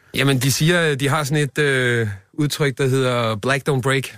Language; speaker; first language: Danish; early bilingual, other home language; Spanish